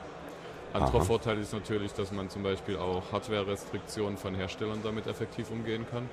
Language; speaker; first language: German; native; German